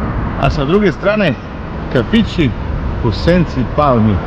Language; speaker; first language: Serbian; native; Serbian